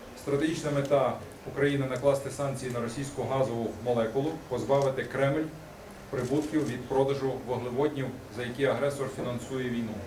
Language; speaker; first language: Ukrainian; native; Ukrainian